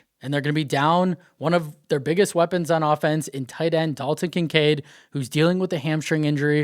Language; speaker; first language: English; native; English